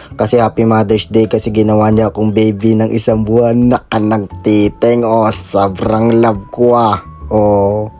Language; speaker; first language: Filipino; native; Filipino